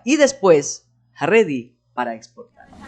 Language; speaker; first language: Spanish; native; Spanish